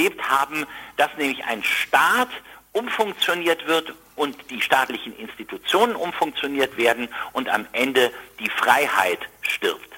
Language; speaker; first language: German; native; German